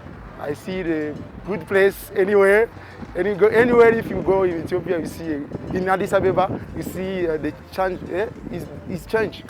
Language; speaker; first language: English; non-native, learner; French